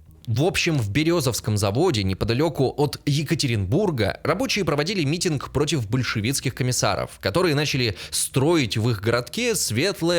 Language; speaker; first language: Russian; native; Russian